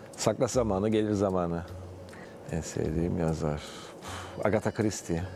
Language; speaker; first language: Turkish; native; Turkish